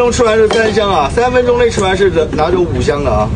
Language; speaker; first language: Chinese; native; Chinese